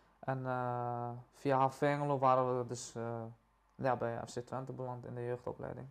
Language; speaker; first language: Dutch; early bilingual, other home language; Persian